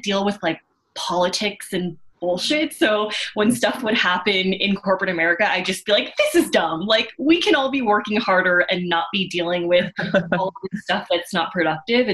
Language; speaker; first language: English; native; English